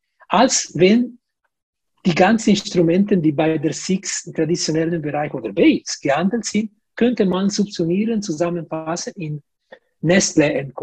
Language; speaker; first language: German; non-native, fluent; Italian